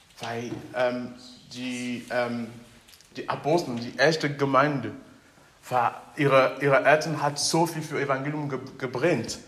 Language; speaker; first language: German; non-native, fluent; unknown